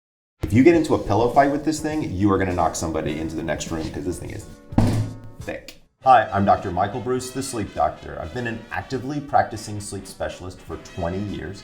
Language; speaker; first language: English; native; English